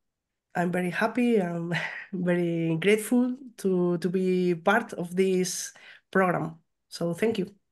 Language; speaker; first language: English; non-native, learner; Spanish